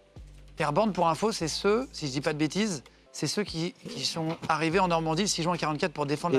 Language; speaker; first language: French; native; French